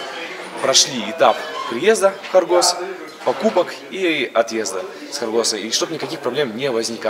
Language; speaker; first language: Russian; native; Russian